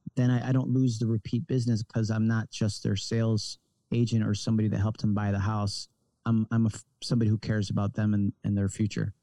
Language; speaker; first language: English; native; English